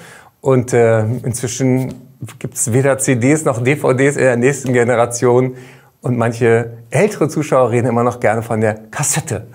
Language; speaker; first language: German; native; German